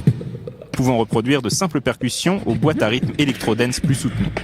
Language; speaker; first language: French; native; French